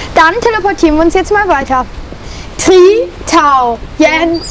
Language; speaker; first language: German; native; German